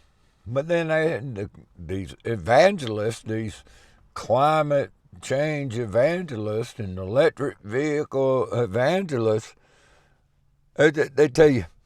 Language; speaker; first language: English; native; English